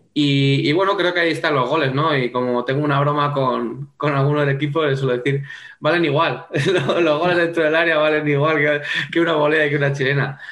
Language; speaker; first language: Spanish; native; Spanish